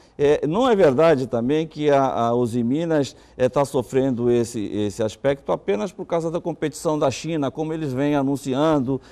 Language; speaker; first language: Portuguese; native; Portuguese